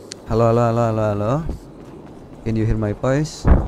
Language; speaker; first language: English; non-native, learner; Indonesian